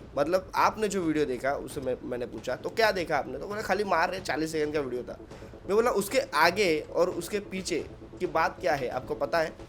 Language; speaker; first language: Hindi; non-native, local second language; Marathi